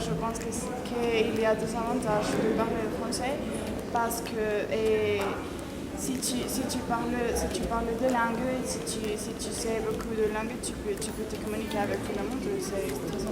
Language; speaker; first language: French; non-native, fluent; Spanish